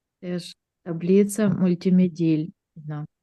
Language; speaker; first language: Polish; non-native, learner; Ukrainian